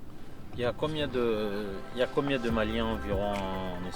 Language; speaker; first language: French; non-native, local second language; Bambara